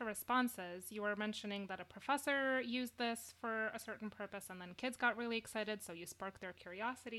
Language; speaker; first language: English; non-native, fluent; Romanian